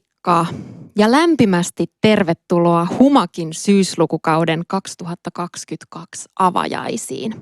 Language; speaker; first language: Finnish; native; Finnish